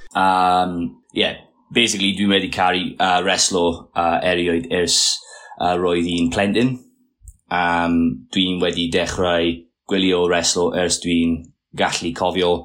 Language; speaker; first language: Welsh; non-native, local second language; English